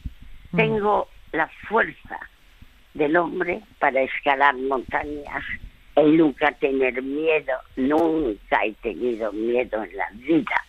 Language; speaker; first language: Spanish; non-native, fluent; French